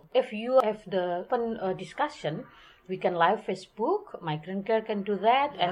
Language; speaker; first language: English; non-native, learner; Indonesian